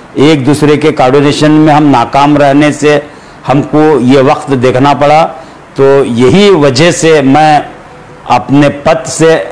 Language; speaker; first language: Hindi; non-native, local second language; Urdu